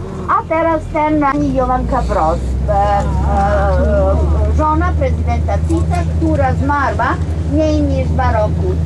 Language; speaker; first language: Polish; non-native, learner; Serbian